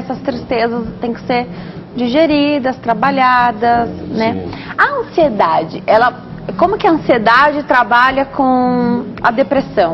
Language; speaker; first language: Portuguese; native; Portuguese